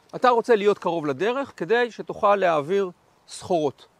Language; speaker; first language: Hebrew; native; Hebrew